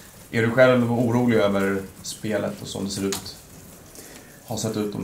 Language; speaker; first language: Swedish; native; Swedish